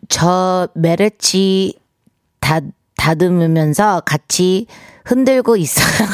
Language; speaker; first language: Korean; early bilingual, heritage; Korean